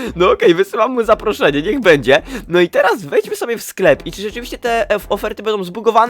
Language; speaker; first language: Polish; native; Polish